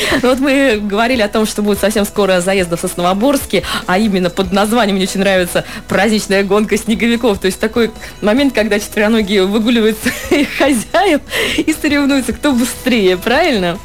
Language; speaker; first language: Russian; native; Russian